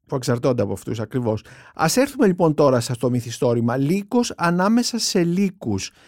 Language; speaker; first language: Greek; native; Greek